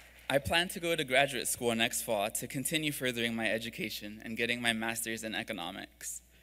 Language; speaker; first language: English; early bilingual, other home language; Spanish